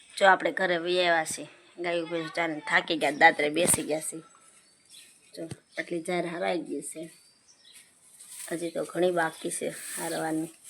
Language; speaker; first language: Gujarati; native; Gujarati